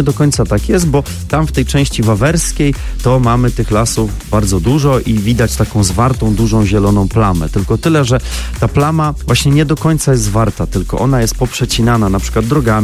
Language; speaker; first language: Polish; native; Polish